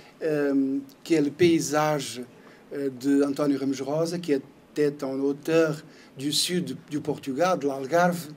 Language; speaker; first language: French; non-native, fluent; Portuguese